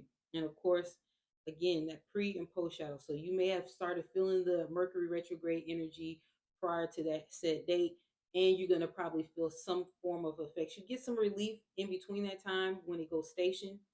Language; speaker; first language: English; native; English